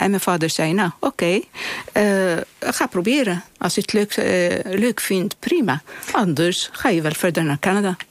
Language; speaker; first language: Dutch; non-native, fluent; Arabic